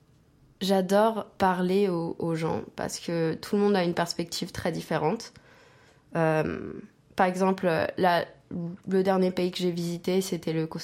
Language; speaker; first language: French; non-native, fluent; Spanish